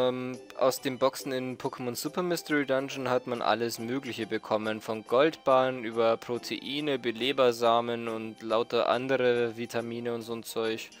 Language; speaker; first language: German; native; German